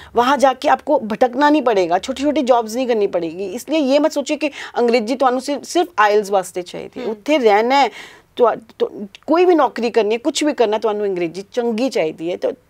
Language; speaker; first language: Hindi; non-native, local second language; Punjabi